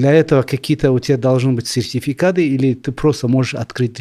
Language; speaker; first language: Russian; non-native, local second language; Tajik